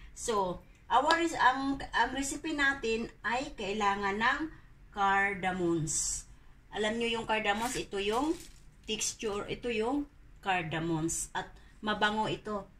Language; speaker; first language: Filipino; non-native, local second language; Cebuano